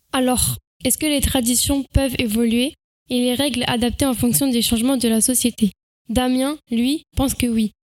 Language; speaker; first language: French; native; French